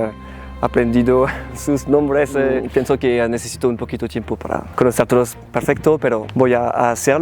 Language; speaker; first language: Spanish; non-native, learner; French